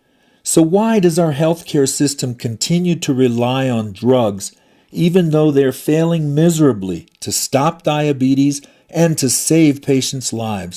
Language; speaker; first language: English; native; English